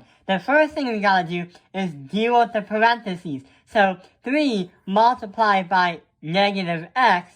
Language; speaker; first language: English; native; English